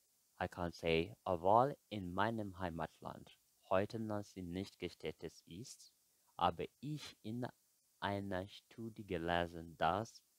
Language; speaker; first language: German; non-native, fluent; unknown